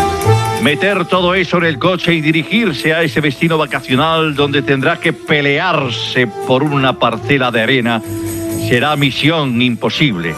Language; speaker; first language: Spanish; native; Spanish